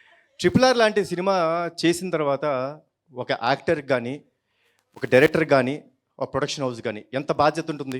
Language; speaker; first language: Telugu; native; Telugu